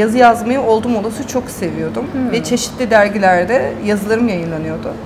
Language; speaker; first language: Turkish; early bilingual, heritage; Turkish